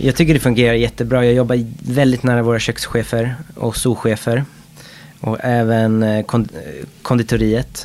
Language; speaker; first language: Swedish; non-native, fluent; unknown